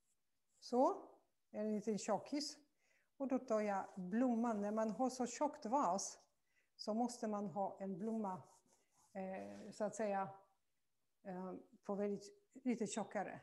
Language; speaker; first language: Swedish; non-native, fluent; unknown